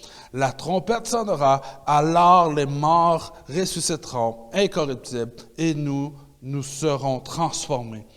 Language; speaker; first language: French; native; French